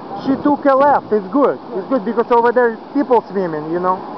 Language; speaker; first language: English; non-native, learner; Russian